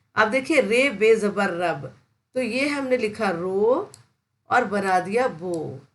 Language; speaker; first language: Hindi; native; Hindi